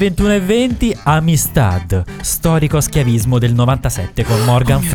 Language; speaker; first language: Italian; native; Italian